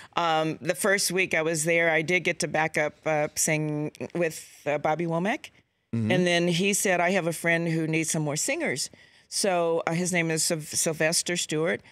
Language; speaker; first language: English; native; English